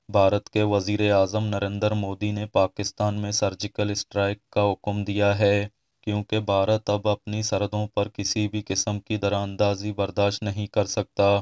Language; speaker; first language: Urdu; non-native, local second language; Baluchi